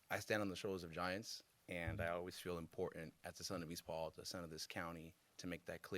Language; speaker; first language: English; native; English